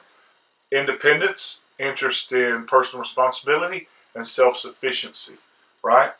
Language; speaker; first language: English; native; English